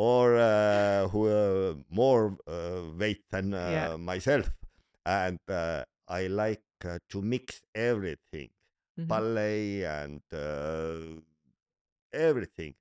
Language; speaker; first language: English; non-native, learner; Estonian